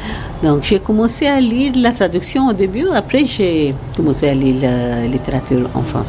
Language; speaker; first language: French; non-native, fluent; Bangla